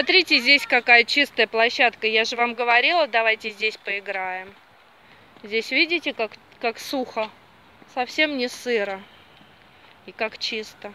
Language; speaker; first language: Russian; native; Russian